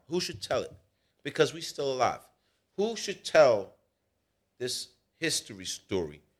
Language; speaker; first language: English; native; English